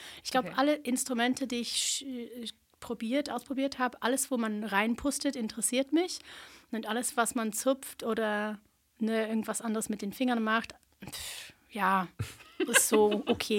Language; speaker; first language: German; non-native, fluent; English